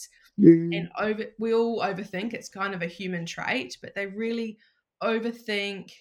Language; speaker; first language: English; native; English